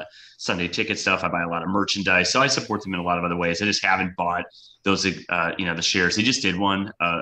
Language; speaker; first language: English; native; English